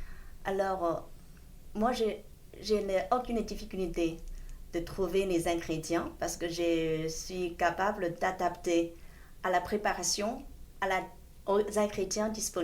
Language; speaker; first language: French; non-native, fluent; Chinese